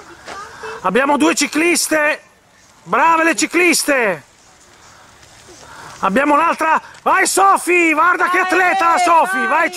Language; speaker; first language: Italian; native; Italian